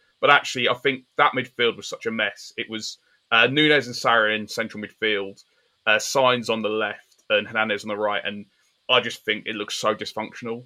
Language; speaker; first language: English; native; English